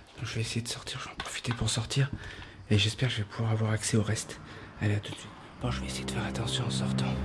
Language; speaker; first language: French; native; French